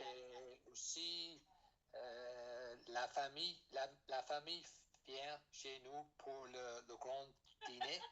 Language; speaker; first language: French; non-native, learner; English